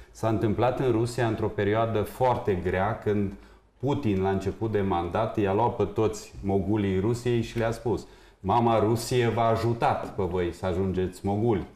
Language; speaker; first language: Romanian; native; Romanian